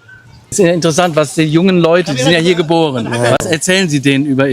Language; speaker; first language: German; native; German